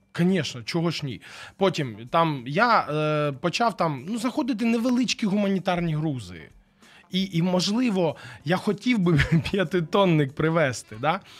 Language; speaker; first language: Ukrainian; non-native, local second language; Russian